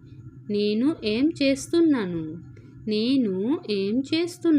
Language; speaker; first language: Telugu; non-native, local second language; Odia